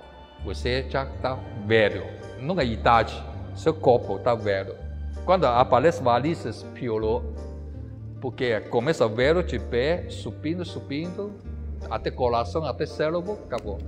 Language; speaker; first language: Portuguese; non-native, learner; Chinese